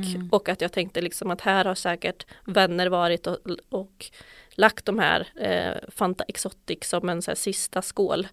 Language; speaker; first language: Swedish; native; Swedish